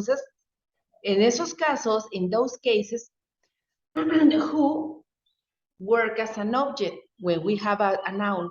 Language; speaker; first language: English; non-native, fluent; Spanish